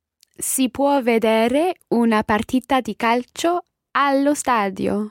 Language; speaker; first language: Italian; non-native, learner; English